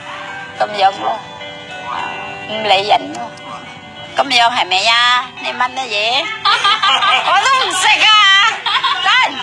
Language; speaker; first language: Cantonese; non-native, learner; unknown